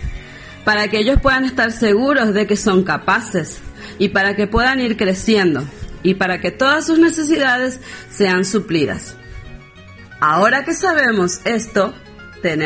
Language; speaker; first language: Spanish; native; Spanish